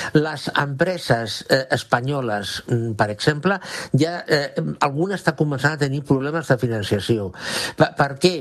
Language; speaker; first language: Catalan; non-native, local second language; Spanish